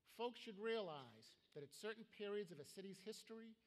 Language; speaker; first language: English; native; English